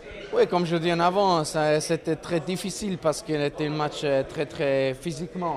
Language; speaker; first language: French; non-native, learner; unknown